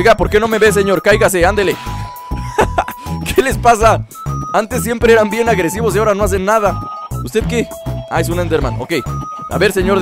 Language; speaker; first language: Spanish; native; Spanish